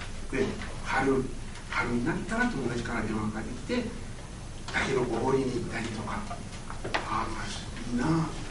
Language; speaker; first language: Japanese; non-native, fluent; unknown